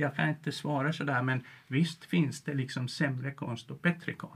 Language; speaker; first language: Swedish; non-native, local second language; Finnish